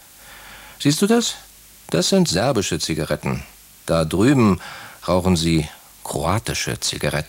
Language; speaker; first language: German; native; German